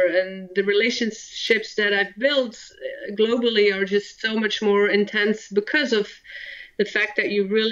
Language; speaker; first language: English; non-native, fluent; Dutch